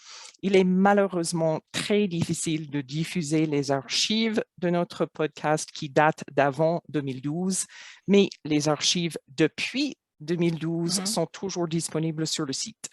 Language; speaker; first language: French; non-native, fluent; English